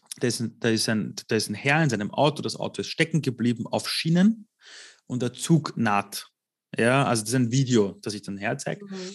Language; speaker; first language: German; early bilingual, other home language; Persian